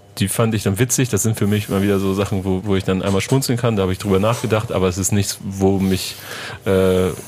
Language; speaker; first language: German; native; German